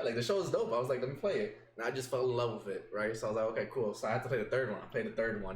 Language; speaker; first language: English; native; English